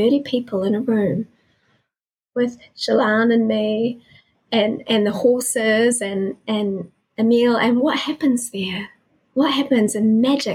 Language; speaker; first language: English; native; English